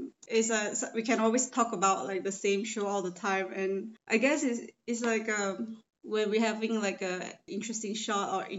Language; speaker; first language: English; non-native, local second language; Chinese